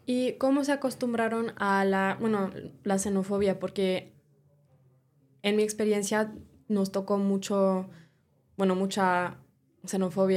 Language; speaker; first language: Spanish; non-native, fluent; English